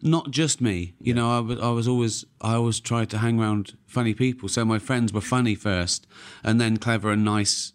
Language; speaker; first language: English; native; English